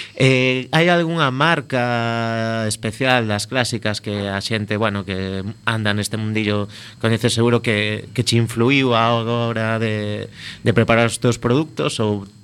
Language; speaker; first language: Galician; native; Galician